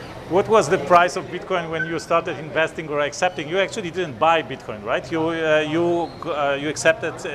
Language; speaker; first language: English; non-native, fluent; Polish